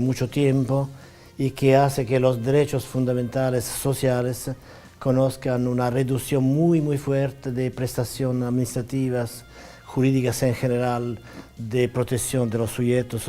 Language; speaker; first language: Spanish; non-native, fluent; Italian